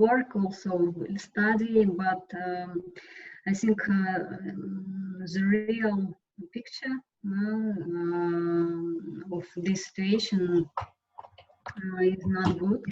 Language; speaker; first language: English; non-native, learner; Russian